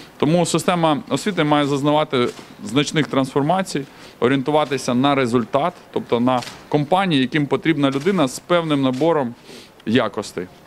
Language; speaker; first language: Ukrainian; native; Ukrainian